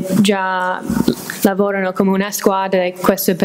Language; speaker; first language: Italian; non-native, fluent; English